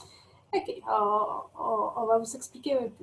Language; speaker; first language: French; non-native, fluent; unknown